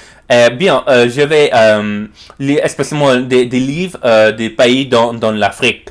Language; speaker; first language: French; non-native, learner; English